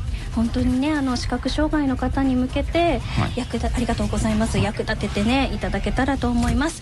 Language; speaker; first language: Japanese; native; Japanese